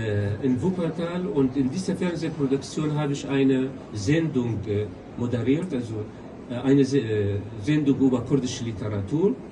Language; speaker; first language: German; non-native, local second language; Kurdish